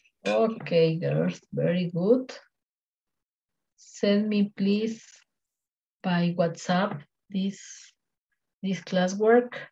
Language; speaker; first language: English; non-native, learner; Spanish